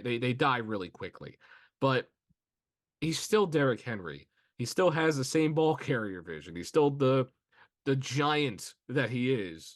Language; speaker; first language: English; native; English